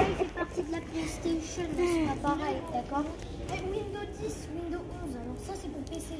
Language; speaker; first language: French; native; French